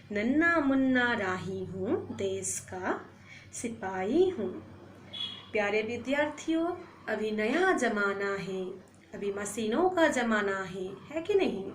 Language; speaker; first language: Hindi; non-native, local second language; Assamese